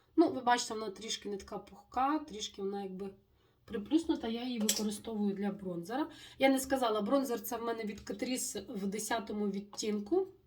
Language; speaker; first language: Ukrainian; non-native, local second language; Russian